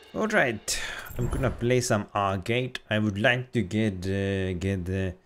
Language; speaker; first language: English; non-native, fluent; Finnish